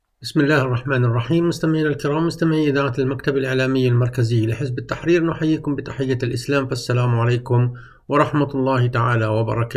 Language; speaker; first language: Arabic; native; Arabic